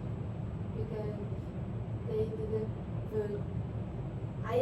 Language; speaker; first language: English; non-native, learner; Korean